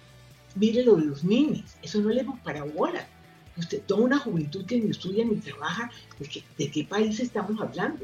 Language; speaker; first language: Spanish; native; Spanish